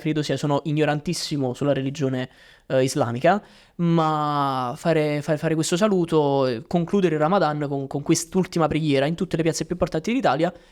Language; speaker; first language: Italian; native; Italian